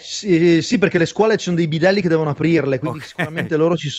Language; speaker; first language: Italian; native; Italian